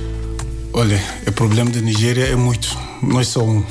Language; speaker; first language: Portuguese; non-native, learner; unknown